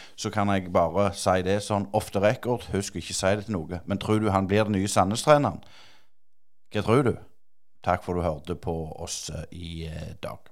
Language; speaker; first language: Norwegian; native; Norwegian